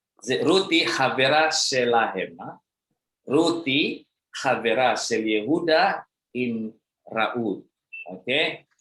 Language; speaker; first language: Hebrew; non-native, fluent; Indonesian